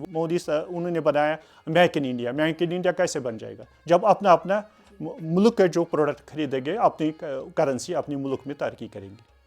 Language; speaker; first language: Urdu; non-native, local second language; Kashmiri